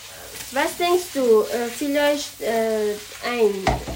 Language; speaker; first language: German; non-native, learner; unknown